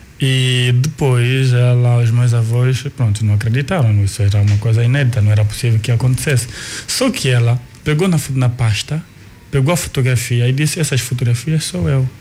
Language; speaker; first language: Portuguese; non-native, local second language; Kongo